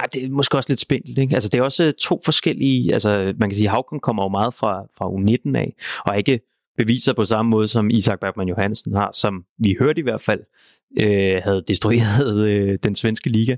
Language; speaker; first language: Danish; native; Danish